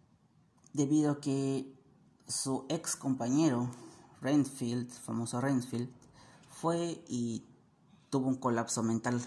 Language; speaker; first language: Spanish; native; Spanish